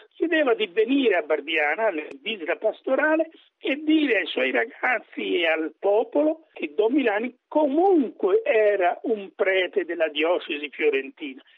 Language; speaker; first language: Italian; native; Italian